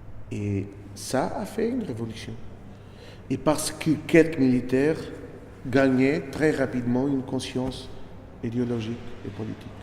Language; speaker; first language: French; non-native, fluent; Portuguese